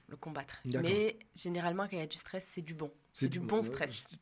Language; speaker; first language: French; native; French